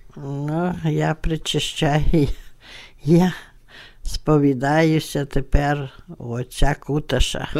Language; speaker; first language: Ukrainian; native; Ukrainian